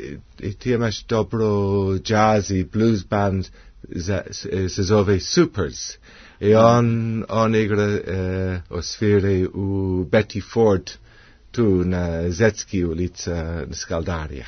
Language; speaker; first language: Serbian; non-native, learner; English